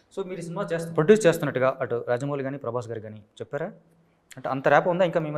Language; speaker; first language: Telugu; native; Telugu